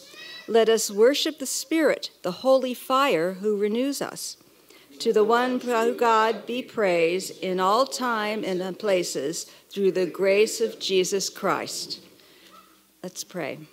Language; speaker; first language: English; native; English